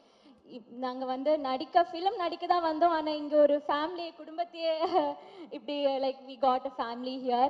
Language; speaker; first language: Tamil; non-native, learner; Malayalam